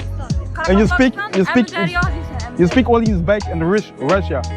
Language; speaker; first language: English; non-native, learner; French